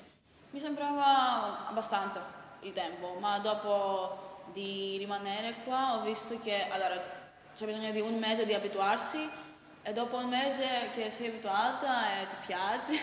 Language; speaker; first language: Italian; non-native, learner; Greek